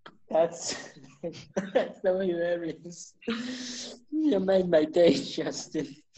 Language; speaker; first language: English; non-native, fluent; German